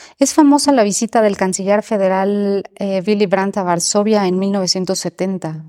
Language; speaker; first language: Spanish; native; Spanish